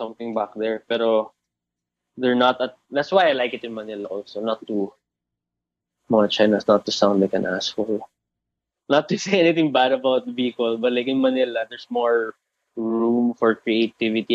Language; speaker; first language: English; non-native, local second language; Bikol